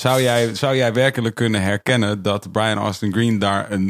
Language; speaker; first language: Dutch; native; Dutch